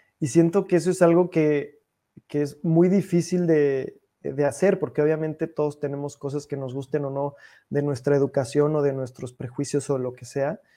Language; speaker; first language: Spanish; native; Spanish